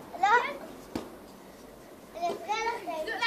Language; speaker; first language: Hebrew; native; Hebrew